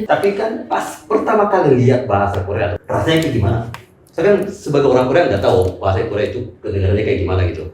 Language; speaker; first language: Indonesian; non-native, fluent; Korean